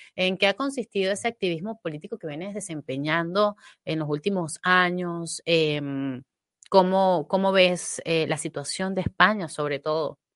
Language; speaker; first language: Spanish; native; Spanish